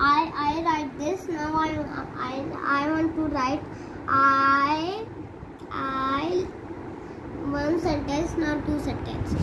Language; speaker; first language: English; non-native, learner; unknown